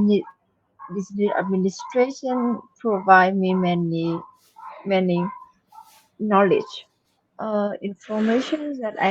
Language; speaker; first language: English; non-native, learner; Vietnamese